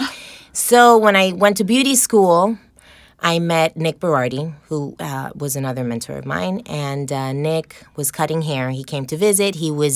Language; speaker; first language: English; native; English